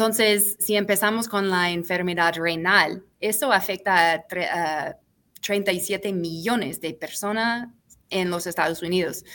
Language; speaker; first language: Spanish; non-native, fluent; English